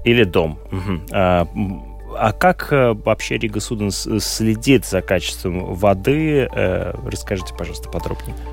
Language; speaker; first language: Russian; native; Russian